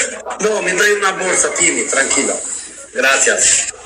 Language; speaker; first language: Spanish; non-native, learner; Albanian